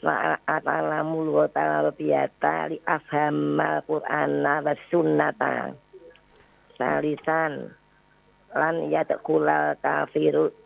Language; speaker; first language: Arabic; non-native, learner; Indonesian